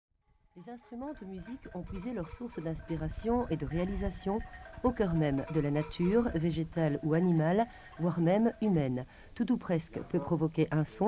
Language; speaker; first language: French; native; French